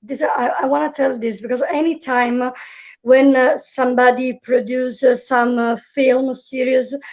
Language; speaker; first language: English; non-native, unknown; Italian